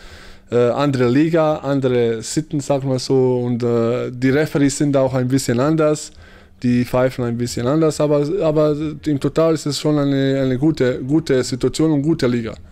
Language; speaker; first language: German; early bilingual, other home language; Bosnian